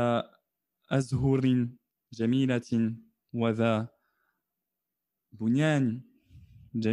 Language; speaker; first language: Arabic; non-native, fluent; French